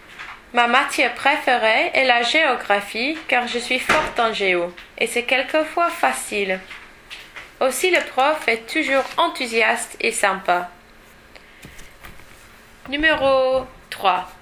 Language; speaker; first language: French; non-native, learner; English